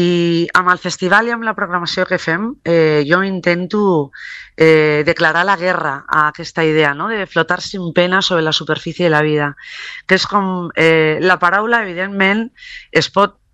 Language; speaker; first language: Catalan; non-native, local second language; Spanish